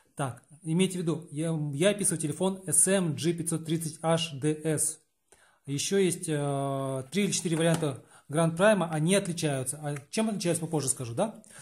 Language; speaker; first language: Russian; native; Russian